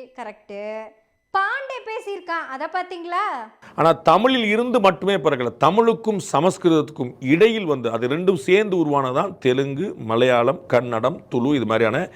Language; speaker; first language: Tamil; native; Tamil